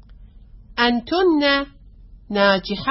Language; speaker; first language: Arabic; non-native, learner; Persian